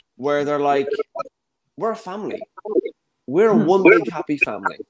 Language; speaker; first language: English; native; English